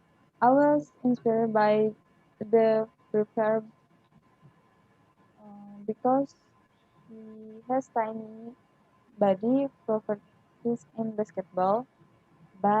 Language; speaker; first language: English; non-native, learner; Indonesian